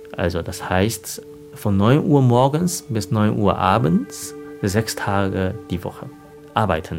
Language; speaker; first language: German; non-native, fluent; Chinese